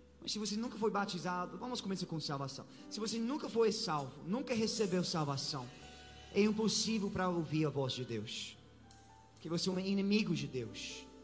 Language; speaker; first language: Portuguese; non-native, fluent; English